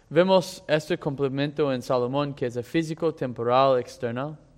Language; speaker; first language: Spanish; non-native, fluent; English